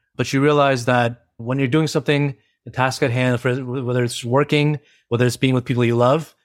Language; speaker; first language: English; early bilingual, other home language; Hindi